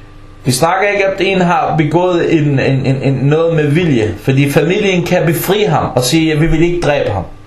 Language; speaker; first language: Danish; early bilingual, other home language; Arabic